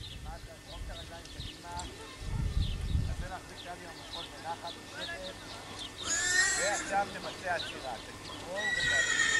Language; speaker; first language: Hebrew; native; Hebrew